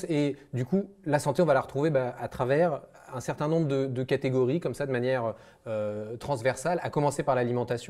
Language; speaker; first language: French; native; French